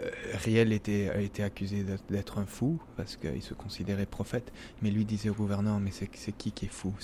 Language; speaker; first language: French; non-native, fluent; Spanish